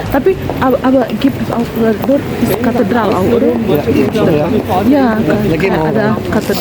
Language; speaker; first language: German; non-native, learner; Indonesian